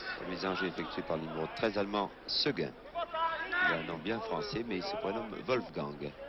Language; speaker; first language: French; native; French